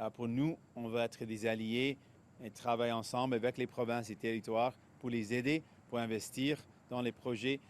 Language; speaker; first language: French; non-native, local second language; English